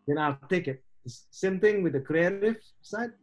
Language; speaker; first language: English; non-native, learner; Indonesian